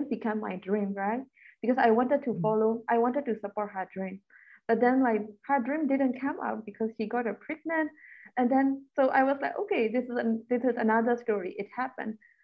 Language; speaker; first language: English; non-native, fluent; Burmese